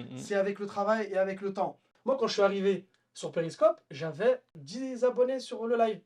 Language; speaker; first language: French; native; French